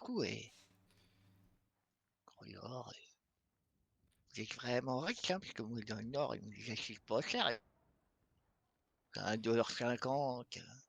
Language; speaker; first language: French; native; French